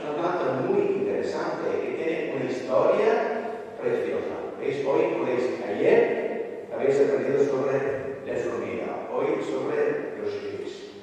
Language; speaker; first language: Spanish; non-native, fluent; Italian